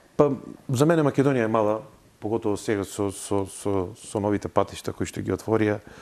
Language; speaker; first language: Macedonian; native; Macedonian